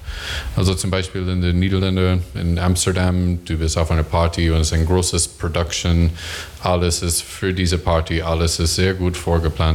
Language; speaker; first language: German; non-native, learner; English